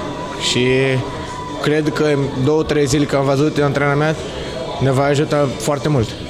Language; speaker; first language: Romanian; non-native, learner; Portuguese